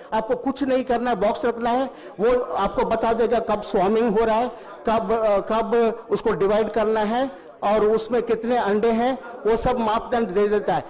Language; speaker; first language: Hindi; non-native, local second language; Tamil